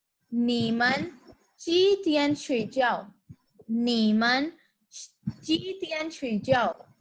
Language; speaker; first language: Chinese; non-native, fluent; Hindi